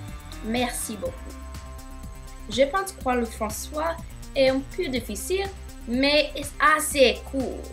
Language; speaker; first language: French; non-native, learner; English